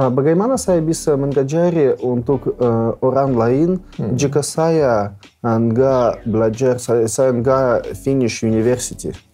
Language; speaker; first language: Indonesian; non-native, learner; Russian